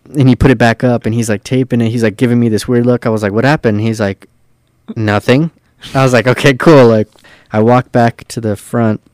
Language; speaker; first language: English; native; English